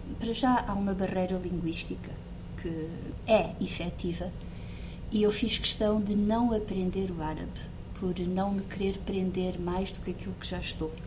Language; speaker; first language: Portuguese; early bilingual, heritage; Portuguese